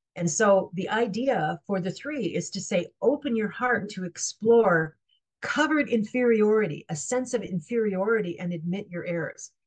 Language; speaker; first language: English; native; English